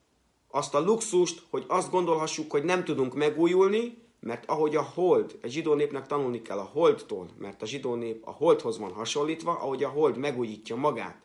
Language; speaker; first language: Hungarian; native; Hungarian